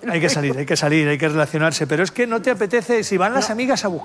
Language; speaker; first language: Spanish; native; Spanish